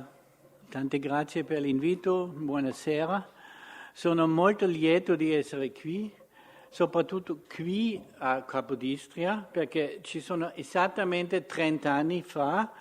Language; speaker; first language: Italian; non-native, fluent; German